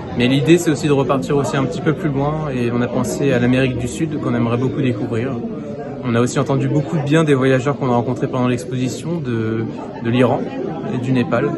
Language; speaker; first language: French; native; French